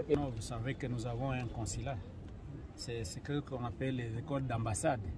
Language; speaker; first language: French; non-native, local second language; Swahili